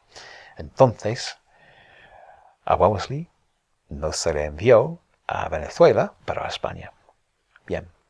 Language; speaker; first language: Spanish; non-native, fluent; English